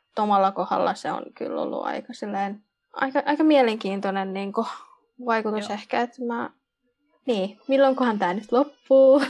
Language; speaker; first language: Finnish; early bilingual, other home language; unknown